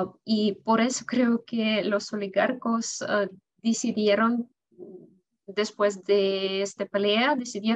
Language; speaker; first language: Spanish; non-native, fluent; Russian